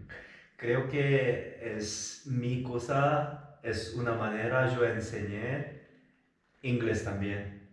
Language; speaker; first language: Spanish; non-native, learner; Korean